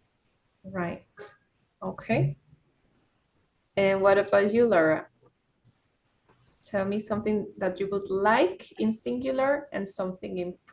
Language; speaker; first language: English; non-native, fluent; Spanish